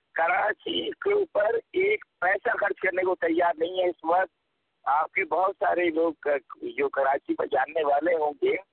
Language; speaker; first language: Urdu; non-native, local second language; Punjabi